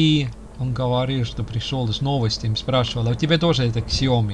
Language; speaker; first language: Russian; non-native, local second language; Estonian